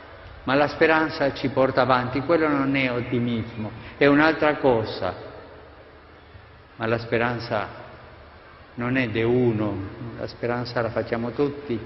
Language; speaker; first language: Italian; non-native, fluent; Spanish